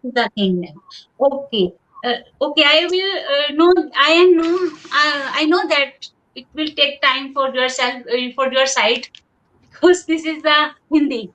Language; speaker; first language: English; non-native, local second language; Hindi